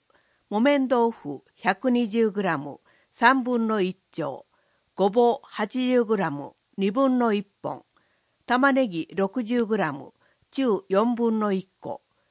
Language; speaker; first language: Japanese; native; Japanese